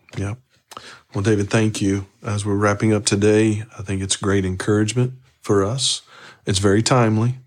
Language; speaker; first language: English; native; English